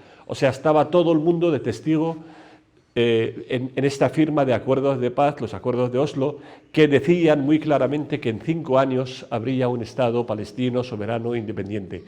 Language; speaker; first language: Spanish; non-native, fluent; Arabic